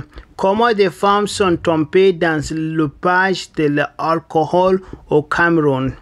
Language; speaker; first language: French; non-native, learner; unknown